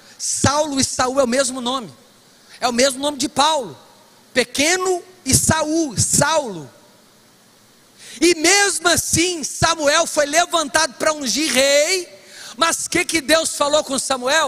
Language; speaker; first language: Portuguese; native; Portuguese